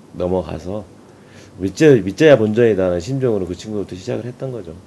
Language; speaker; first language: Korean; native; Korean